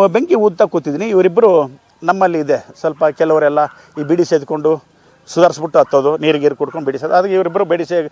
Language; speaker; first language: Kannada; native; Kannada